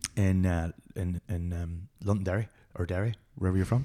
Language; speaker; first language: English; native; English